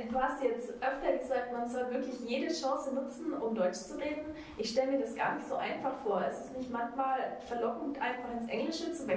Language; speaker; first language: German; native; German